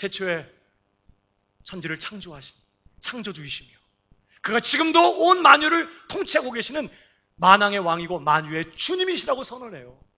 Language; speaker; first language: Korean; native; Korean